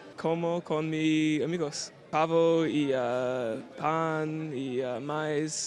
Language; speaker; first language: Spanish; non-native, learner; English